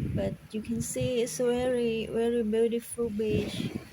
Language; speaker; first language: English; non-native, learner; Thai